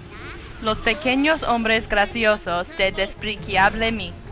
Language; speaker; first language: Spanish; non-native, learner; English